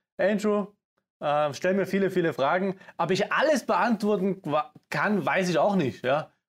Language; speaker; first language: German; native; German